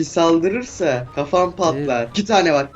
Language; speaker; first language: Turkish; native; Turkish